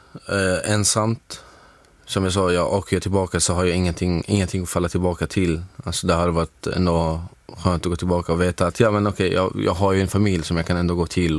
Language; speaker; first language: Swedish; non-native, fluent; Arabic